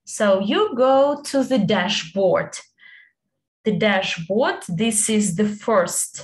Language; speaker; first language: English; non-native, fluent; Italian